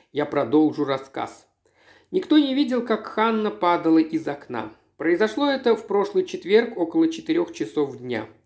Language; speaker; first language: Russian; native; Russian